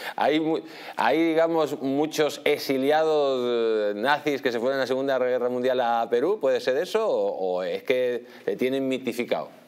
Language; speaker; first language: Spanish; native; Spanish